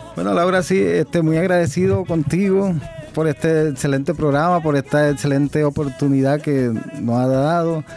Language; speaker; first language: Spanish; native; Spanish